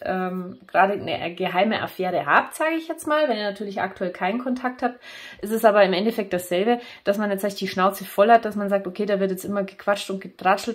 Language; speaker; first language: German; native; German